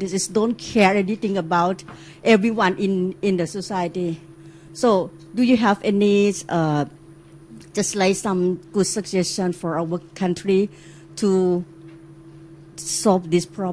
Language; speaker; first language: English; non-native, learner; Thai